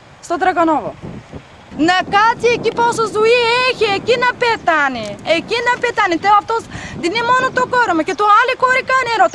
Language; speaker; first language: Greek; non-native, learner; Bulgarian